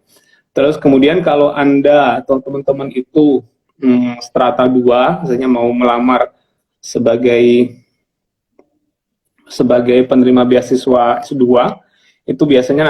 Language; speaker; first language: Indonesian; non-native, local second language; Javanese